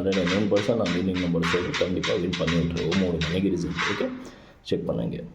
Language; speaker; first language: Tamil; non-native, learner; Kannada